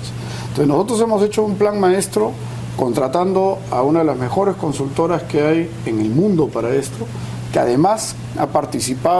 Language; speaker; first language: Spanish; native; Spanish